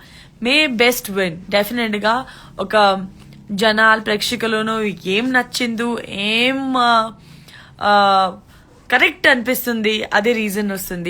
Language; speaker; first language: Telugu; non-native, learner; Gujarati